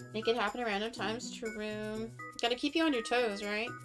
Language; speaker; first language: English; native; English